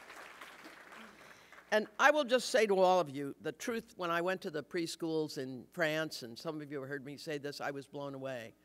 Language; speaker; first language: English; native; English